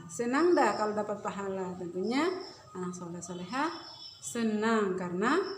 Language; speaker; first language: Indonesian; native; Indonesian